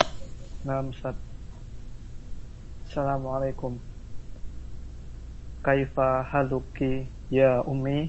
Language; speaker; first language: Arabic; non-native, learner; Indonesian